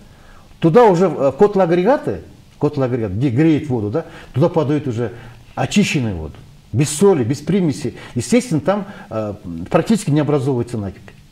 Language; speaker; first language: Russian; non-native, local second language; Kyrgyz